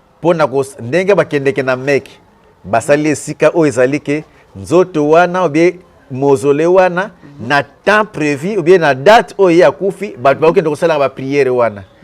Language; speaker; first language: Lingala; non-native, local second language; Kongo